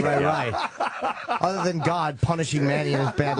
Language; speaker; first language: English; native; English